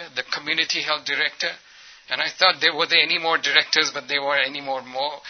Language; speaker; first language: English; early bilingual, other home language; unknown